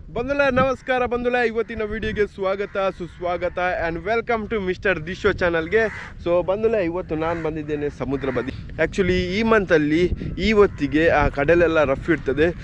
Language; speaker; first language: Kannada; non-native, local second language; Tulu